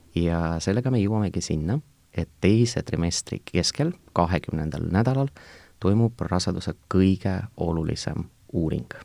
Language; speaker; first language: Estonian; non-native, local second language; Russian